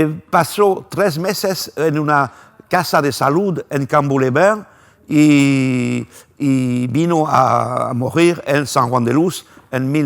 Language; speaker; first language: Spanish; non-native, fluent; French